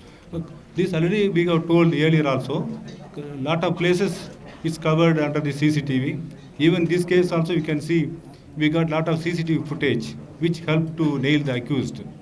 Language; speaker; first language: English; non-native, local second language; Tamil